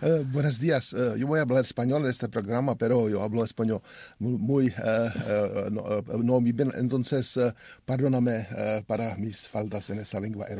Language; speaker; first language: Spanish; non-native, learner; Czech